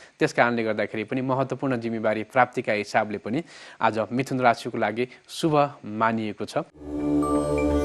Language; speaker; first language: Nepali; native; Nepali